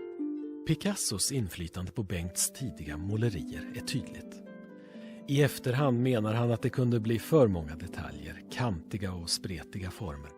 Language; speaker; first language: Swedish; native; Swedish